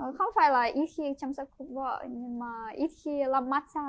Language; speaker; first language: Vietnamese; non-native, fluent; Ukrainian